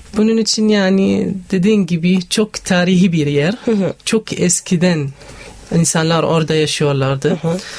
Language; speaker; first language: Turkish; non-native, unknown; Arabic